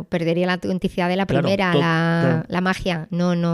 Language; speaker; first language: Spanish; native; Spanish